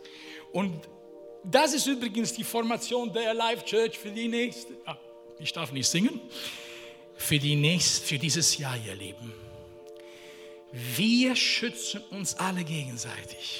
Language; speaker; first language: German; non-native, fluent; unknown